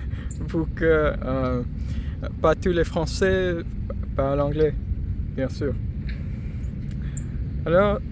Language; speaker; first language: French; non-native, fluent; English